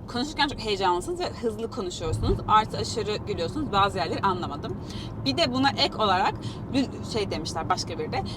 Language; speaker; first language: Turkish; native; Turkish